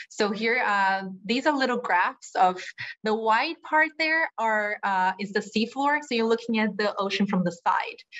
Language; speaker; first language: English; non-native, fluent; Portuguese